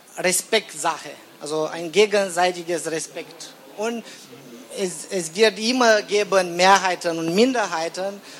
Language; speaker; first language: German; non-native, fluent; Romanian